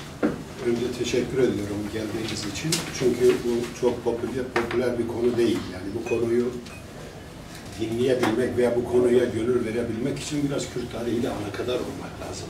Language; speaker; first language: Turkish; non-native, local second language; Kurdish